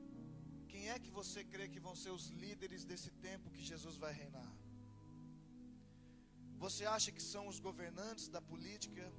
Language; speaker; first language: Portuguese; native; Portuguese